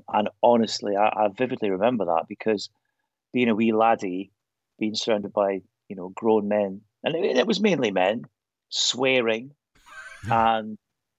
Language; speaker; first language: English; native; English